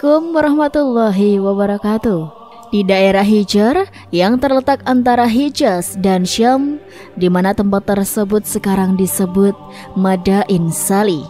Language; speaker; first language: Indonesian; native; Indonesian